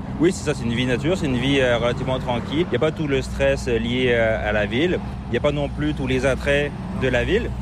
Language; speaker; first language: French; native; French